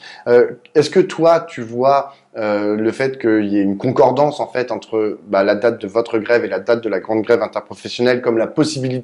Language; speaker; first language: French; native; French